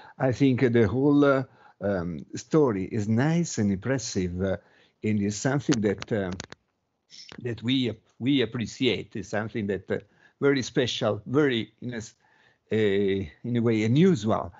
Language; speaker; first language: English; non-native, fluent; Italian